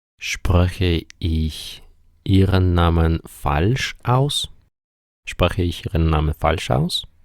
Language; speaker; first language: German; non-native, fluent; Ukrainian